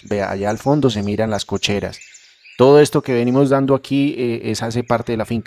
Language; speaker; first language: Spanish; native; Spanish